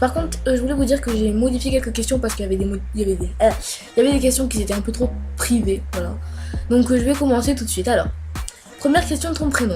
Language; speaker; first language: French; native; French